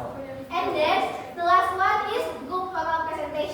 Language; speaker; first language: English; non-native, learner; Indonesian